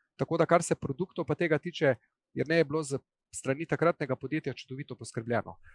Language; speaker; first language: Slovenian; native; Slovenian